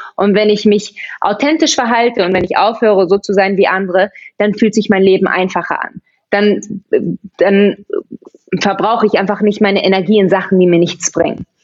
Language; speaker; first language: German; early bilingual, heritage; German